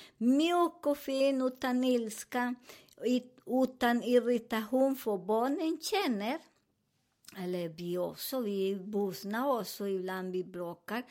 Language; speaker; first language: Swedish; non-native, learner; Spanish